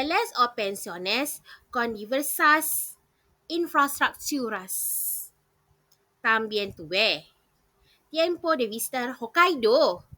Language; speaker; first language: Spanish; non-native, learner; Malay